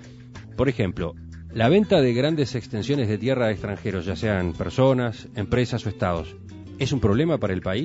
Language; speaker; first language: Spanish; native; Spanish